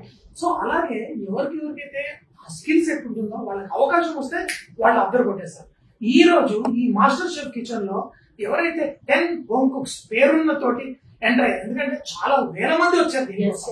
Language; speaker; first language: Telugu; native; Telugu